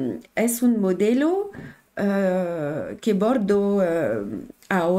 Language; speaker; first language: Spanish; non-native, learner; French